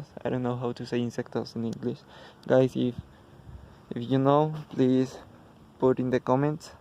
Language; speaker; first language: English; non-native, learner; Spanish